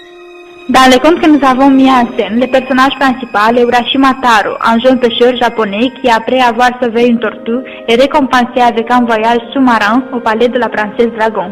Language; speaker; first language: French; non-native, learner; Romanian